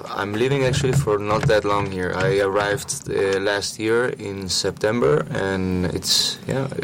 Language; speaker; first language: English; non-native, fluent; Spanish